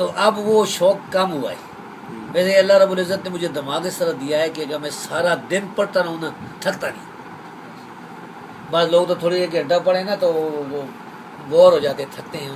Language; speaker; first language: Urdu; non-native, local second language; Pashto